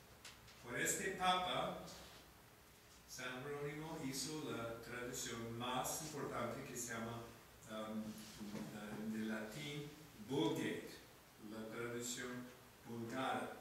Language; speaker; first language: Spanish; non-native, fluent; English